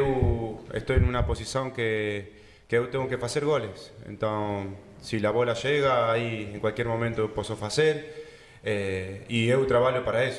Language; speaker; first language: Portuguese; non-native, learner; Spanish